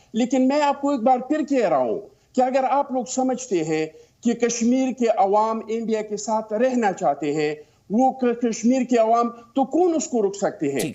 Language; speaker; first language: Urdu; non-native, local second language; Pashto